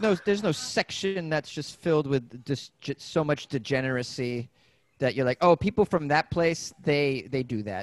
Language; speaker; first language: English; native; English